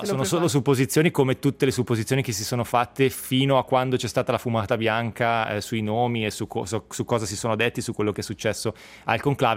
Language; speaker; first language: Italian; native; Italian